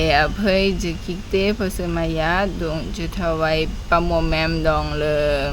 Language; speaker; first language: French; non-native, learner; Thai